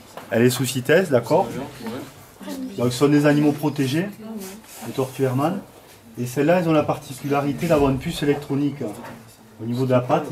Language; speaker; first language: French; native; French